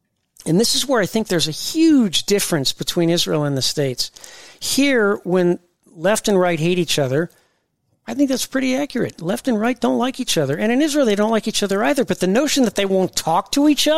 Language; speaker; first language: English; native; English